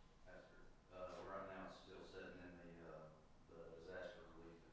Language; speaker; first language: English; native; English